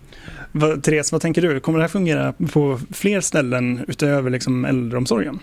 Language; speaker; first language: Swedish; native; Swedish